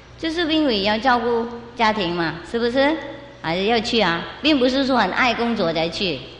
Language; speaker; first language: Chinese; non-native, fluent; Vietnamese